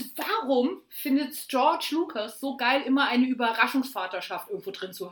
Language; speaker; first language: German; native; German